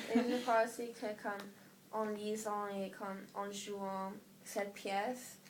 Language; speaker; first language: French; non-native, learner; English